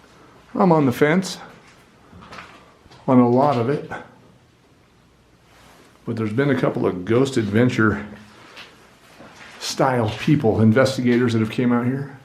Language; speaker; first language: English; native; English